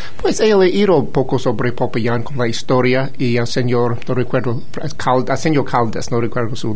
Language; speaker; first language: Spanish; non-native, fluent; English